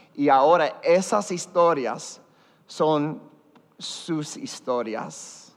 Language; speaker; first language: Spanish; early bilingual, heritage; Spanish